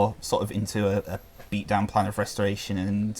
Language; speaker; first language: English; native; English